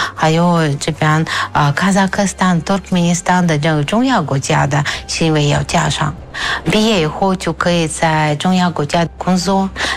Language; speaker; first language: Chinese; non-native, fluent; Russian